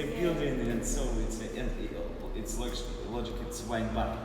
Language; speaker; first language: English; non-native, learner; Russian